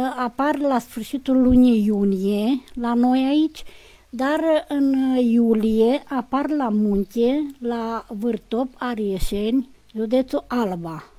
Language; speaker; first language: Romanian; native; Romanian